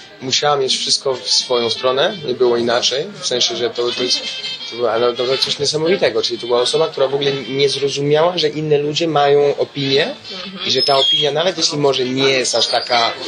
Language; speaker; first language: Polish; early bilingual, heritage; Polish